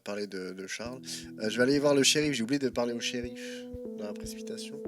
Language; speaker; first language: French; native; French